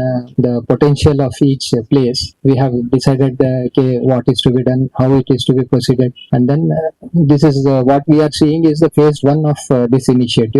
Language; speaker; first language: Telugu; native; Telugu